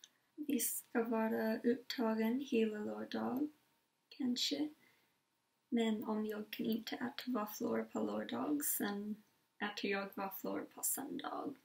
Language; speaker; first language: Swedish; non-native, learner; English